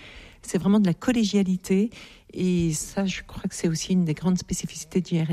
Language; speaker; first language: French; native; French